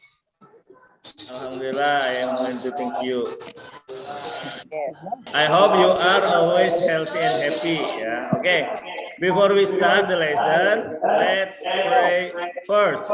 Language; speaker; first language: English; non-native, fluent; Indonesian